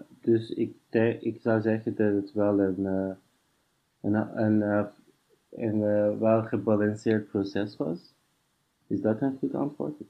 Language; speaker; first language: Dutch; non-native, fluent; English